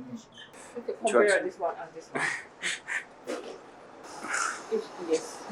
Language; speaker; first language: English; non-native, learner; Japanese